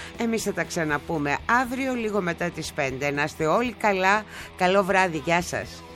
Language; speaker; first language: Greek; native; Greek